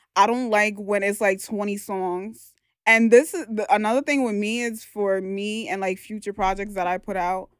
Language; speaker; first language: English; native; English